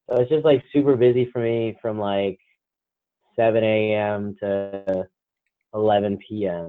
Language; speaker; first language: English; native; English